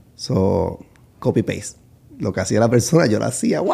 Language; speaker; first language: Spanish; native; Spanish